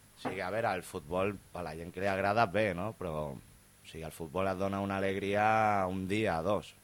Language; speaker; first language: Catalan; non-native, local second language; Spanish